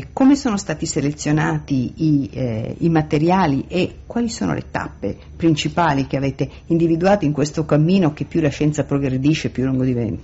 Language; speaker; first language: Italian; native; Italian